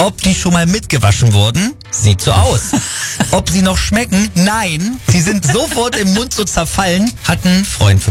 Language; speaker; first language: German; native; German